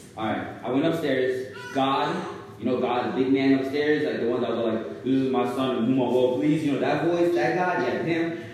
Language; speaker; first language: English; early bilingual, other home language; Shona